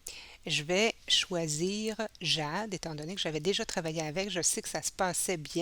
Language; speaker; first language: French; native; French